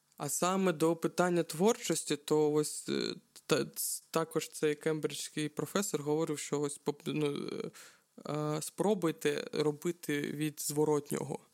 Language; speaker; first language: Ukrainian; non-native, local second language; Russian